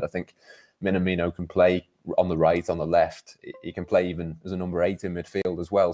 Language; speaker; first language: English; native; English